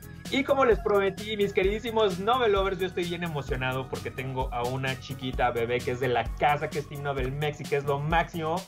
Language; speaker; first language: Spanish; native; Spanish